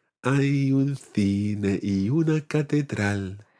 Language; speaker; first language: Spanish; non-native, fluent; English